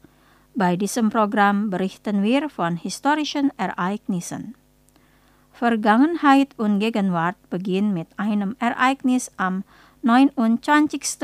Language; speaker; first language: German; non-native, fluent; Indonesian